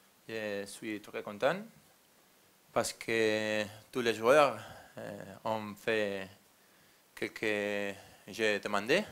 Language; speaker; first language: French; non-native, learner; Spanish